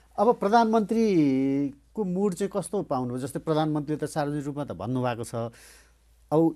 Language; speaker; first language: Nepali; native; Nepali